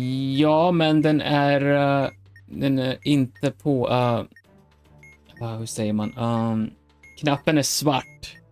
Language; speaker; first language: Swedish; non-native, learner; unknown